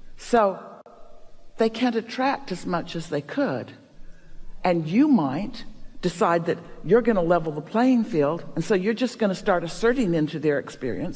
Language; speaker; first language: English; native; English